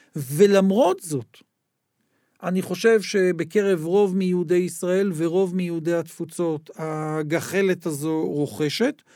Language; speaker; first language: Hebrew; native; Hebrew